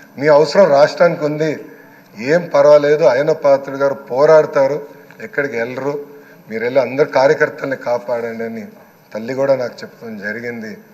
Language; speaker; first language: Telugu; native; Telugu